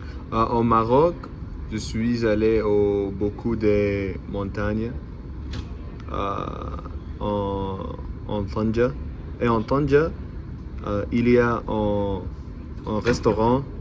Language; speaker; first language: French; non-native, learner; English